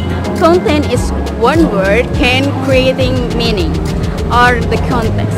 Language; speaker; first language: English; non-native, learner; Indonesian